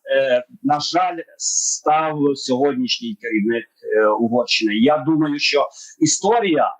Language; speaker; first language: Ukrainian; non-native, local second language; Hungarian